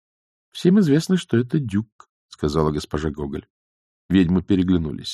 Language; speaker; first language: Russian; native; Russian